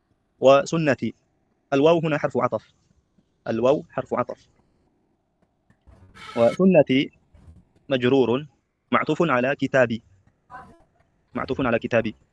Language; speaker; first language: Arabic; non-native, fluent; Indonesian